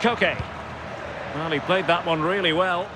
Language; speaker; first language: English; native; English